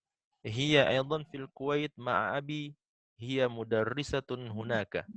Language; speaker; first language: Arabic; non-native, fluent; Indonesian